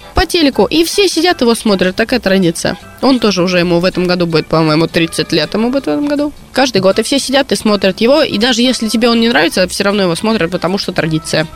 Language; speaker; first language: Russian; native; Russian